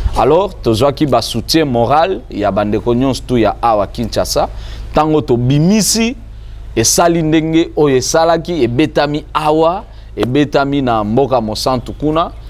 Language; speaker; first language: Lingala; non-native, local second language; Swahili